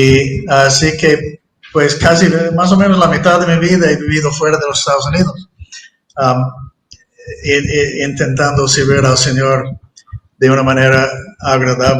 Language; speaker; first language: Spanish; non-native, fluent; English